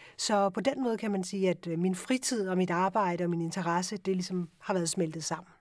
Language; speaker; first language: Danish; early bilingual, other home language; Urdu